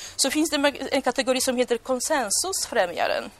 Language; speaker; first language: Swedish; non-native, fluent; Polish